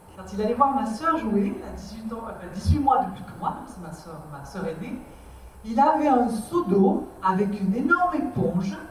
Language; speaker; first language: French; native; French